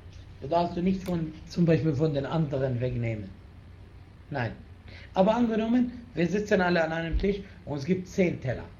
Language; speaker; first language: German; non-native, fluent; Arabic